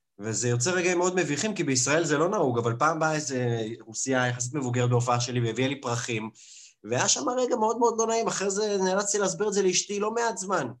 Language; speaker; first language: Hebrew; early bilingual, other home language; Russian